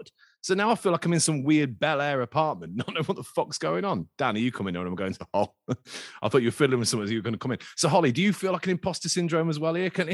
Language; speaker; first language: English; native; English